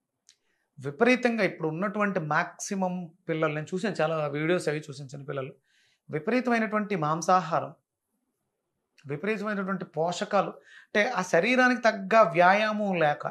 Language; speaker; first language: Telugu; native; Telugu